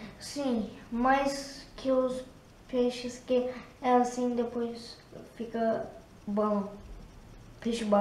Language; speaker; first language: Portuguese; early bilingual, heritage; Turkish